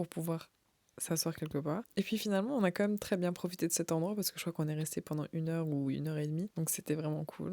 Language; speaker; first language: French; native; French